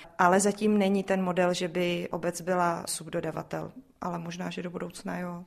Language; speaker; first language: Czech; native; Czech